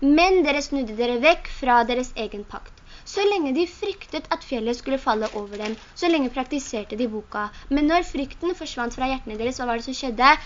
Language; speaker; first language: Norwegian; early bilingual, other home language; Urdu